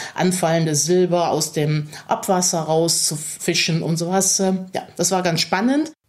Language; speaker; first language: German; native; German